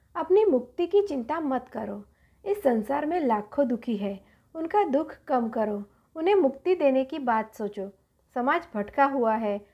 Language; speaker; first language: Hindi; non-native, local second language; Gujarati